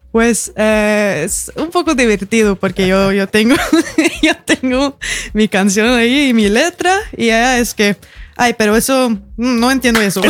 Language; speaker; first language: Spanish; early bilingual, heritage; Spanish